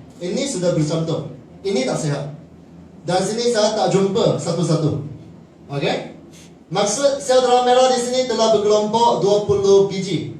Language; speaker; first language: Malay; non-native, local second language; Chinese